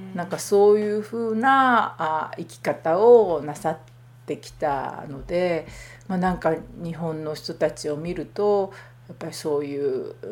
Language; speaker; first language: Japanese; native; Japanese